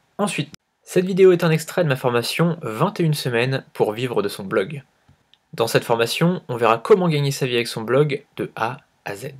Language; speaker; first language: French; native; French